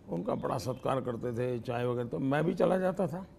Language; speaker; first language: Hindi; non-native, local second language; Gujarati